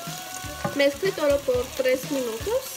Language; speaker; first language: Spanish; non-native, learner; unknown